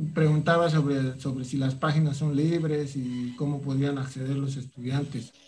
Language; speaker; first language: Spanish; native; Spanish